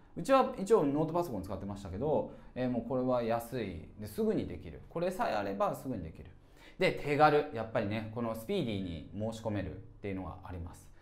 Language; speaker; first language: Japanese; native; Japanese